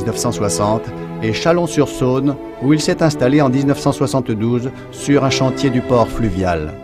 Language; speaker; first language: French; native; French